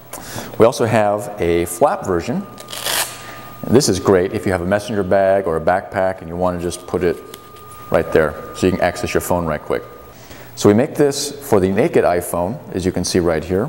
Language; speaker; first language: English; native; English